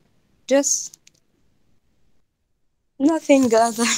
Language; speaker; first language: English; non-native, fluent; Arabic